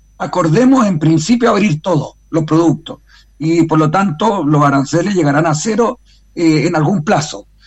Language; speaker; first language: Spanish; native; Spanish